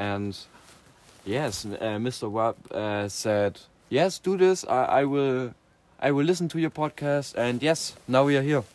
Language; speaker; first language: English; non-native, learner; German